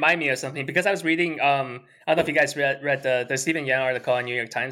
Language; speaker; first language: English; early bilingual, other home language; Chinese